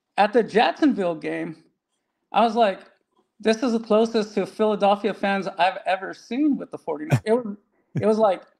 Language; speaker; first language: English; native; English